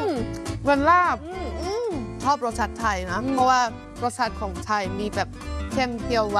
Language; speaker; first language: Thai; non-native, fluent; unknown